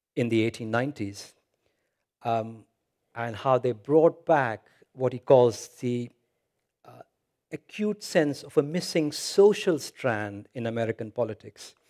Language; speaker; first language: English; non-native, local second language; Hindi